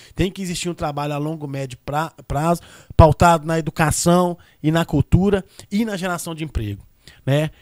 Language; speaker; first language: Portuguese; native; Portuguese